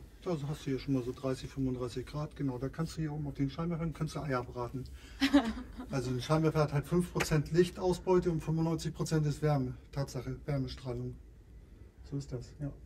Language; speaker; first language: German; native; German